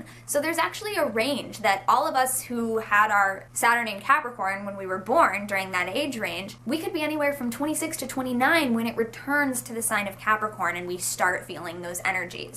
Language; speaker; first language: English; native; English